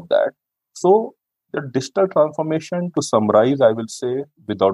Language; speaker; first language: English; non-native, local second language; Hindi